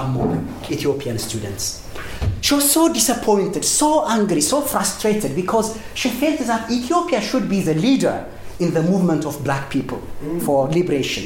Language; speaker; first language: English; non-native, fluent; Amharic